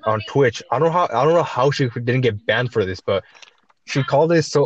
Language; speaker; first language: English; native; English